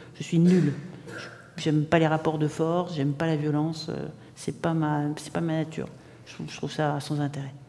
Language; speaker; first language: French; native; French